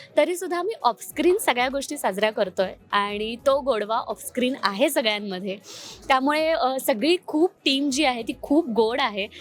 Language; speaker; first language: Marathi; native; Marathi